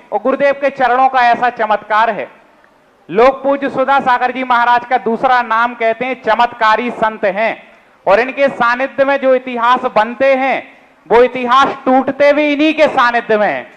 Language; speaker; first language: Hindi; native; Hindi